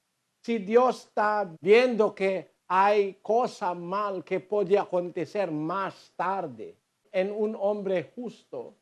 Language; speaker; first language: Spanish; non-native, learner; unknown